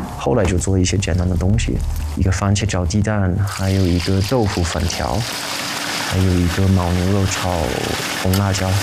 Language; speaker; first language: Chinese; non-native, fluent; English